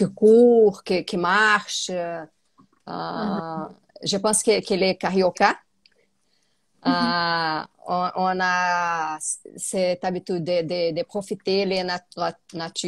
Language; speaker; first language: French; non-native, learner; Portuguese